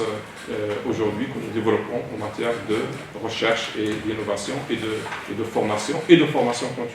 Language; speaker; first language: French; non-native, local second language; Arabic